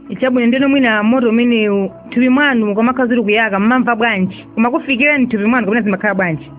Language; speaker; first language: Nyanja; native; Nyanja